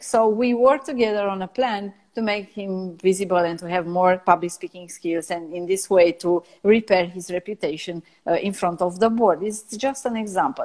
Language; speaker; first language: English; non-native, fluent; Romanian